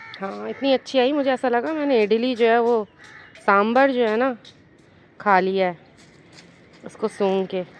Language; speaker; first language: Urdu; native; Urdu